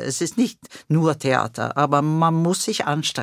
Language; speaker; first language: German; non-native, fluent; Swedish